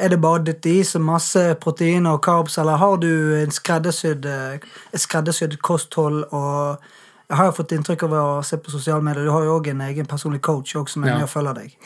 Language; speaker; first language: Norwegian; native; Norwegian